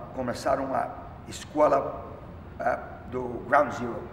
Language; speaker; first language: Spanish; non-native, fluent; Portuguese